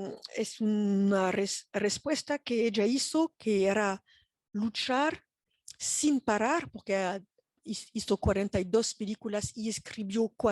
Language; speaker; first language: Spanish; non-native, fluent; French